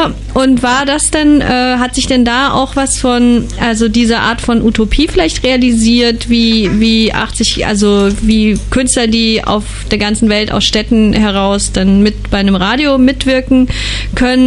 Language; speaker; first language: German; native; German